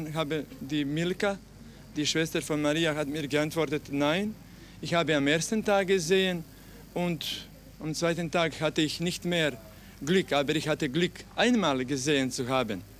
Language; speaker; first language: German; non-native, fluent; Croatian